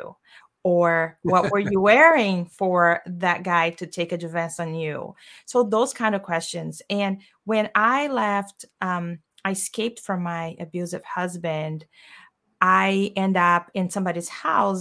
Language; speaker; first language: English; non-native, fluent; Portuguese